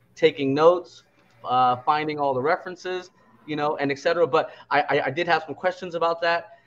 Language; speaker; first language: English; native; English